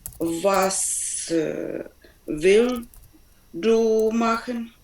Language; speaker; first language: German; non-native, learner; Ukrainian